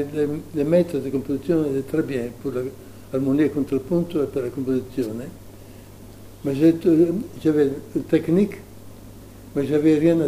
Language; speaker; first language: French; non-native, learner; Italian